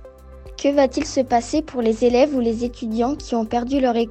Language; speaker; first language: French; native; French